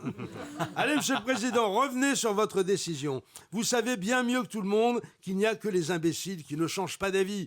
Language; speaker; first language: French; native; French